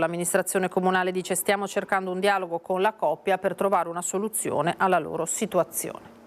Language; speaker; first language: Italian; native; Italian